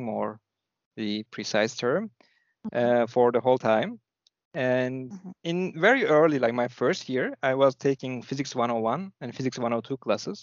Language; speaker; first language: English; non-native, fluent; Turkish